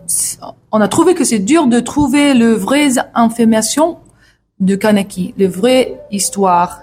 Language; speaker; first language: French; non-native, learner; English